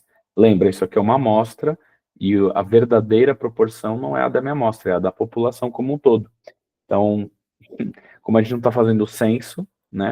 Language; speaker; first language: Portuguese; native; Portuguese